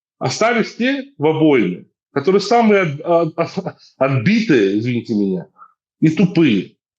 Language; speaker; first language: Russian; native; Russian